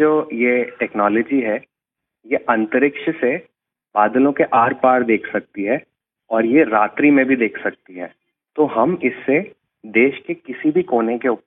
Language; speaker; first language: Hindi; native; Hindi